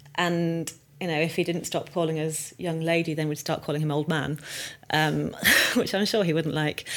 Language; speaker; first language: English; native; English